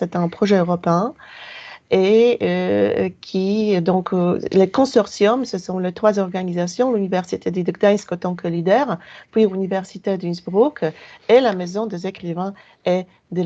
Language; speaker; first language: French; non-native, fluent; Polish